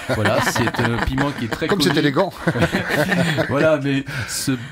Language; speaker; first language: French; native; French